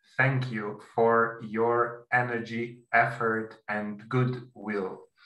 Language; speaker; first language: English; non-native, fluent; Slovenian